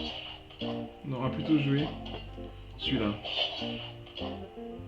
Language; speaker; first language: French; native; French